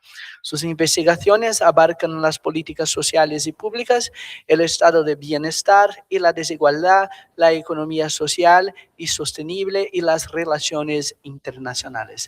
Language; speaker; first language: Spanish; non-native, fluent; Portuguese